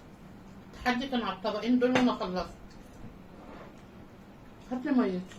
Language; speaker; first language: Arabic; native; Arabic